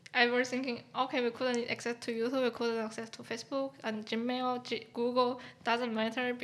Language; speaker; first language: English; non-native, fluent; Chinese